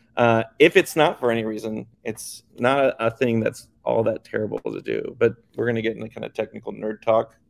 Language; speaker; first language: English; native; English